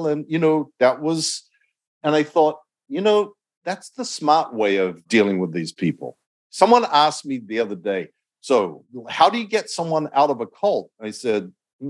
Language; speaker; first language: English; native; English